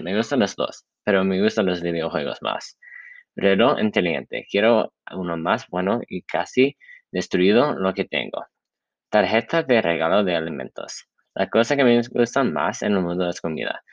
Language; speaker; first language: Spanish; non-native, learner; English